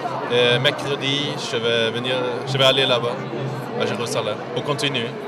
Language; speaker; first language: French; non-native, learner; Swedish